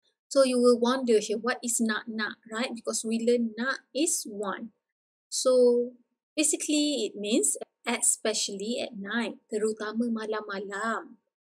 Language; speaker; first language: English; non-native, local second language; Malay